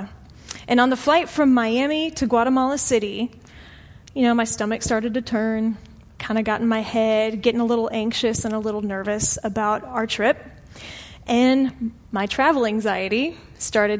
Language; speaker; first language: English; native; English